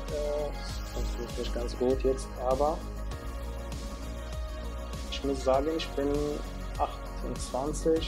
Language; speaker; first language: German; non-native, fluent; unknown